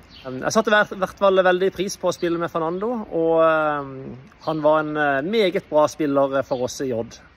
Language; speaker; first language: Norwegian; native; Norwegian